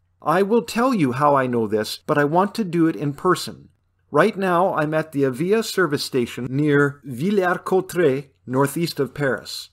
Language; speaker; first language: English; native; English